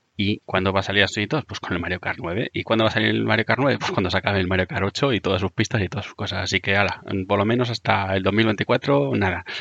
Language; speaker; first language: Spanish; native; Spanish